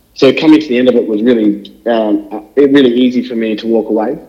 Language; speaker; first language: English; native; English